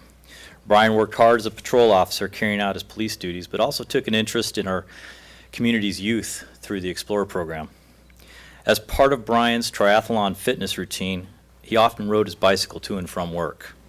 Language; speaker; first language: English; native; English